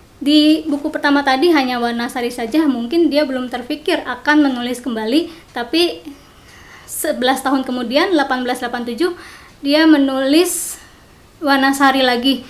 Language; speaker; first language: Indonesian; non-native, local second language; Sundanese